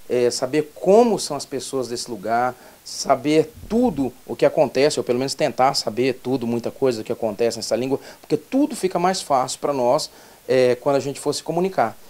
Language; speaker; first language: Portuguese; native; Portuguese